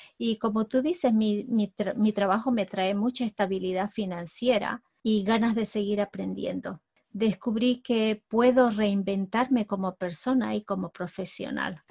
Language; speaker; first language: Spanish; native; Spanish